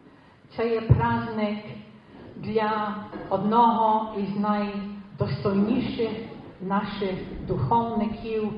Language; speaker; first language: Ukrainian; early bilingual, heritage; Ukrainian